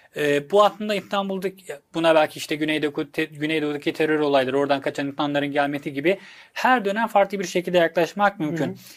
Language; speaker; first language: Turkish; native; Turkish